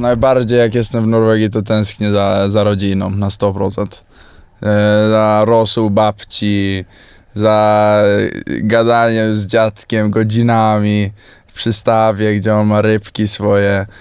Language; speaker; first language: Polish; early bilingual, heritage; Polish